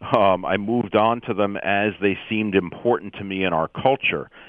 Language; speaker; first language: English; native; English